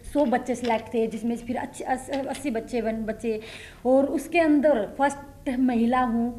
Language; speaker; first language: Hindi; native; Hindi